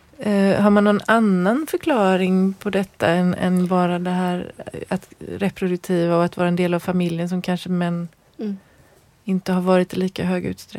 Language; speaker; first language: Swedish; native; Swedish